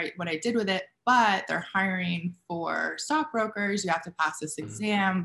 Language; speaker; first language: English; native; English